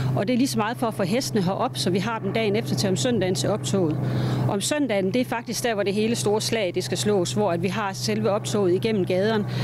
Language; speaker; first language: Danish; native; Danish